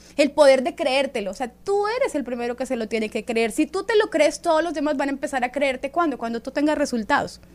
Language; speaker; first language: Spanish; native; Spanish